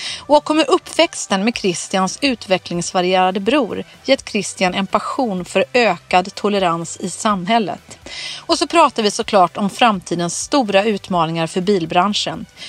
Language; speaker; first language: Swedish; native; Swedish